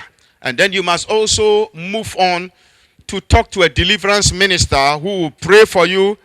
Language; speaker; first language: English; non-native, local second language; Akan